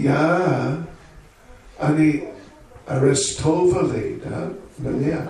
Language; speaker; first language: Russian; non-native, learner; English